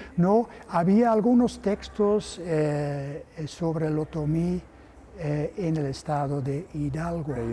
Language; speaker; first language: Spanish; non-native, fluent; Dutch